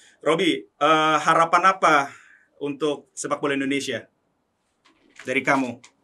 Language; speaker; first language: Indonesian; native; Indonesian